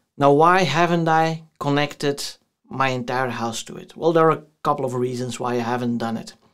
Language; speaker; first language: English; non-native, fluent; Dutch